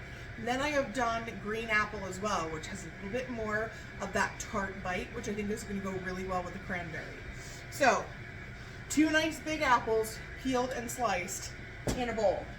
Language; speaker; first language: English; native; English